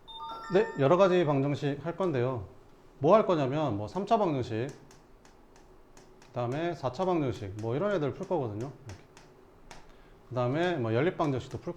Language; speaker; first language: Korean; native; Korean